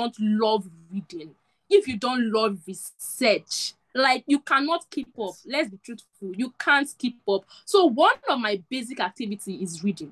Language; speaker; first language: English; non-native, local second language; Igbo